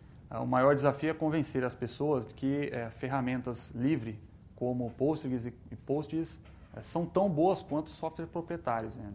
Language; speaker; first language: Portuguese; native; Portuguese